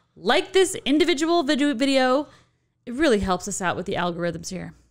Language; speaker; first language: English; native; English